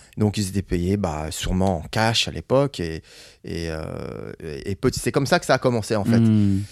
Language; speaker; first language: French; non-native, fluent; English